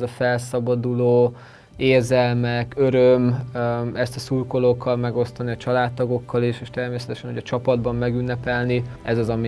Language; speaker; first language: Hungarian; native; Hungarian